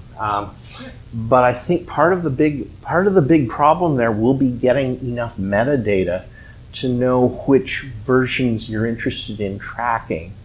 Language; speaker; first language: English; native; English